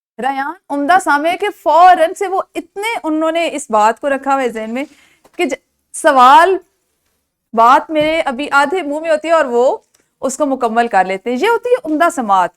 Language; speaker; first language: Urdu; non-native, local second language; Punjabi